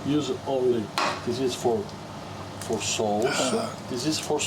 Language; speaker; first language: English; non-native, learner; Italian